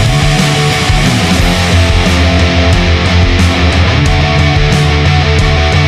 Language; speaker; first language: English; native; English